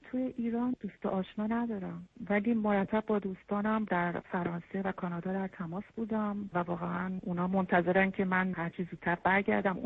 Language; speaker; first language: Persian; native; Persian